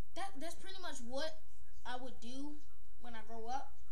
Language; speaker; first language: English; native; English